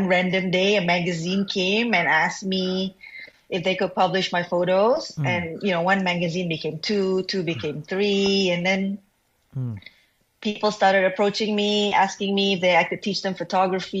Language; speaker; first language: English; non-native, local second language; Malay